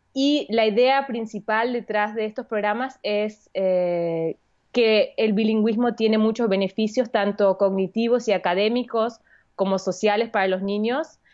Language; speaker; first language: Spanish; early bilingual, heritage; Spanish